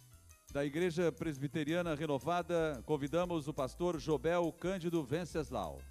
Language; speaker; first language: Portuguese; native; Portuguese